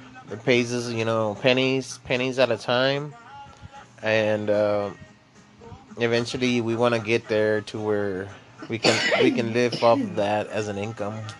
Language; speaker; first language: English; early bilingual, other home language; Spanish